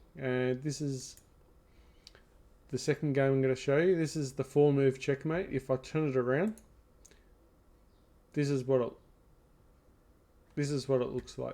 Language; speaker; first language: English; native; English